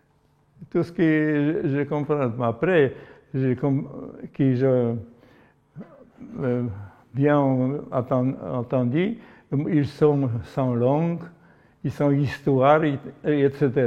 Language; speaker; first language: French; non-native, learner; Polish